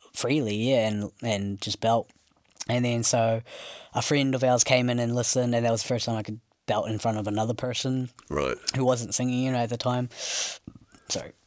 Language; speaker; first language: English; native; English